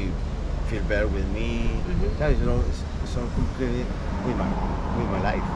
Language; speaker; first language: English; non-native, learner; Spanish